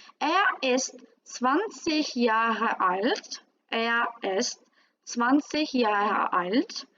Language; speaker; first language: German; non-native, fluent; Turkish